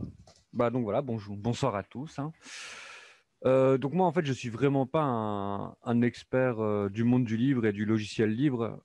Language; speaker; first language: French; native; French